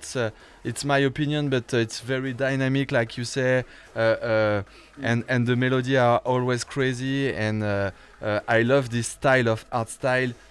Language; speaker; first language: English; non-native, learner; French